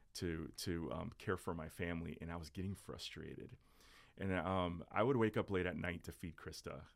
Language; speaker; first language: English; native; English